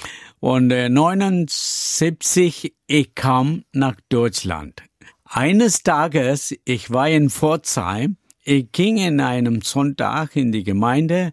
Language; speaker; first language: German; non-native, learner; Tamil